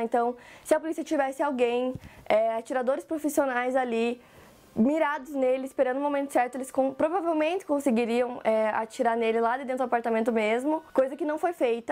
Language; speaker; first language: Portuguese; native; Portuguese